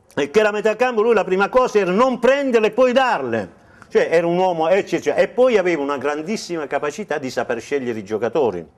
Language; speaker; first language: Italian; native; Italian